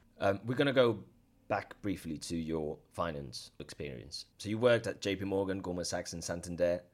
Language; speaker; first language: English; non-native, fluent; Spanish